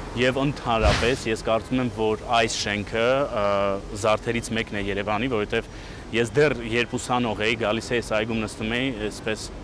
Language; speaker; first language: Armenian; early bilingual, heritage; Armenian